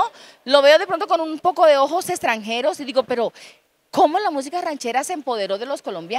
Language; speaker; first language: Spanish; native; Spanish